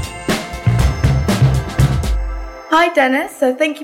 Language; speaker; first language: English; native; English